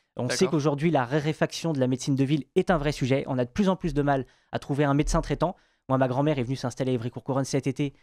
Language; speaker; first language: French; native; French